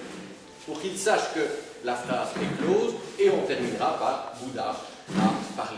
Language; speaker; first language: French; native; French